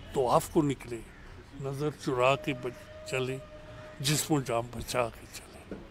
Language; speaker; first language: Hindi; non-native, local second language; Kashmiri